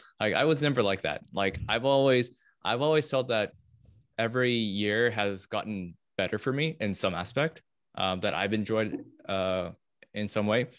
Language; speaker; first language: English; early bilingual, other home language; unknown